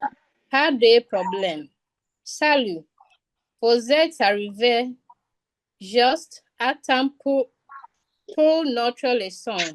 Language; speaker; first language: French; non-native, learner; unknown